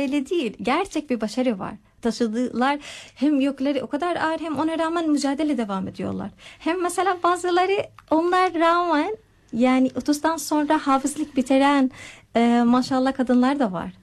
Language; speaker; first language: Turkish; non-native, fluent; Arabic